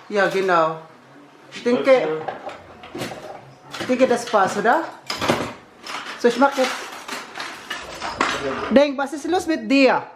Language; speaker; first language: German; non-native, learner; Filipino